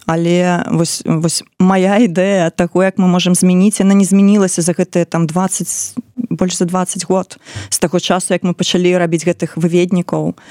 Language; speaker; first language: Belarusian; non-native, local second language; Russian